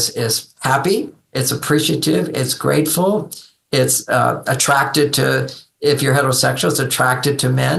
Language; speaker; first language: English; native; English